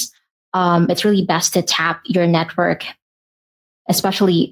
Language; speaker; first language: English; non-native, local second language; Filipino